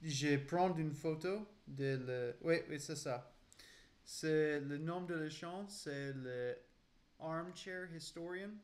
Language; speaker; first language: French; non-native, learner; English